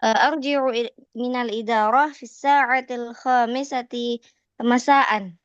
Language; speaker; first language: Arabic; non-native, learner; Indonesian